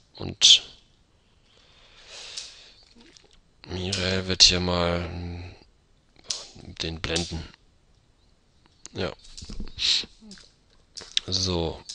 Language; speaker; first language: German; native; German